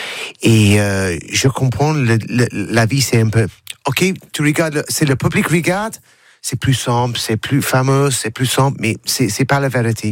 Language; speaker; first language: French; non-native, learner; English